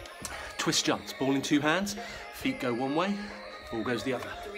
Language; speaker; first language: English; native; English